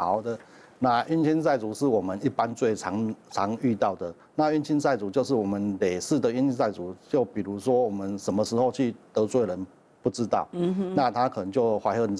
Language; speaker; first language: Chinese; native; Chinese